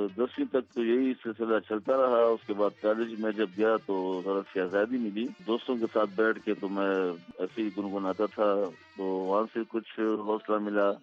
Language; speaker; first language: Urdu; non-native, local second language; Pashto